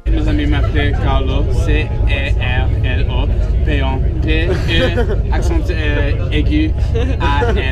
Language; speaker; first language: French; non-native, fluent; English